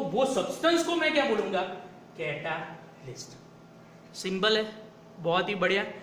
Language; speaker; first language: Hindi; non-native, local second language; Gujarati